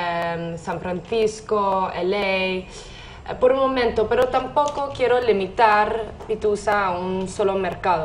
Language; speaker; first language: Spanish; non-native, fluent; English